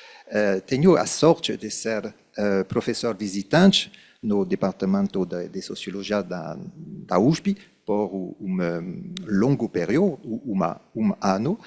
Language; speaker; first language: Portuguese; non-native, fluent; French